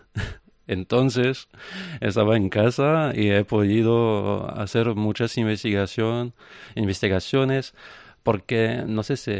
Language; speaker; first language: Spanish; non-native, fluent; French